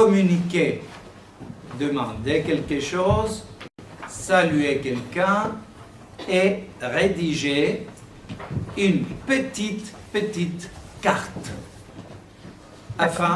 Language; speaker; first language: French; non-native, fluent; Greek